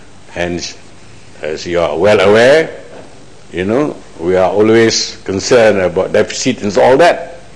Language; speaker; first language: English; non-native, local second language; Malay